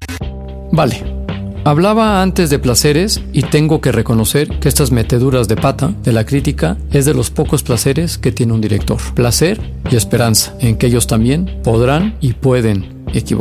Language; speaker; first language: Spanish; native; Spanish